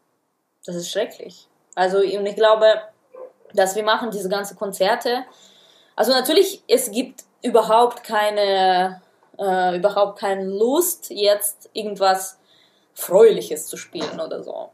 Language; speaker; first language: German; non-native, fluent; Russian